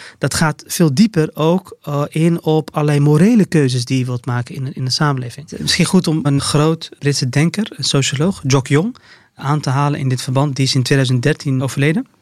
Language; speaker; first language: Dutch; early bilingual, other home language; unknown